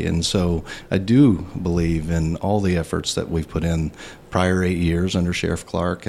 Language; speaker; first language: English; native; English